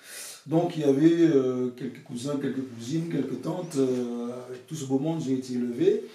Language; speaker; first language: French; non-native, fluent; English